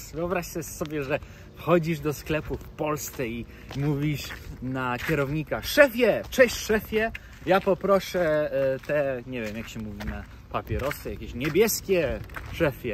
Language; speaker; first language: Polish; early bilingual, heritage; Polish